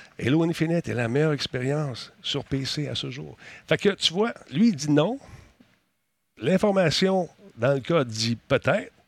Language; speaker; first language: French; native; French